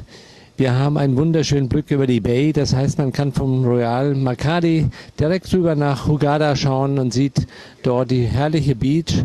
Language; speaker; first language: German; native; German